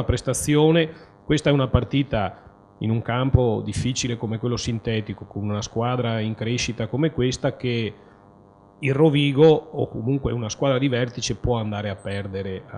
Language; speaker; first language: Italian; native; Italian